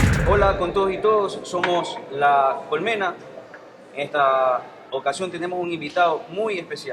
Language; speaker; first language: Spanish; native; Spanish